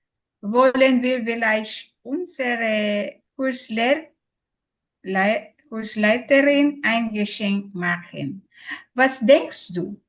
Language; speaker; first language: German; non-native, learner; Filipino